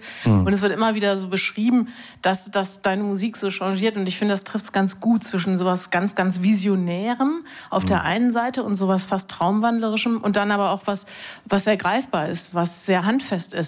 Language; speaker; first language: German; native; German